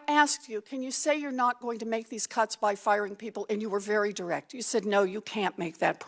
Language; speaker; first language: English; native; English